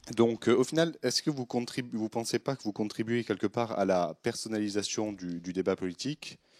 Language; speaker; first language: French; native; French